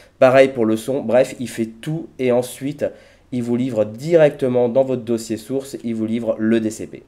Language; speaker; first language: French; native; French